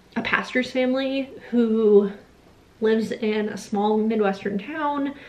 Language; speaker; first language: English; native; English